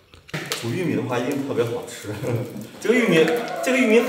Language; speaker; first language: Chinese; native; Chinese